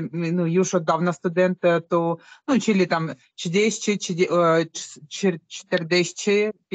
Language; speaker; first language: Polish; non-native, learner; Ukrainian